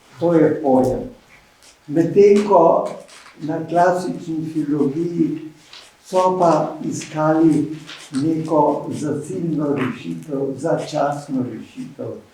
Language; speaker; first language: Slovenian; native; Slovenian